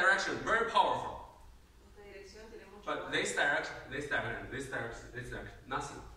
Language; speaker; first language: English; non-native, learner; Chinese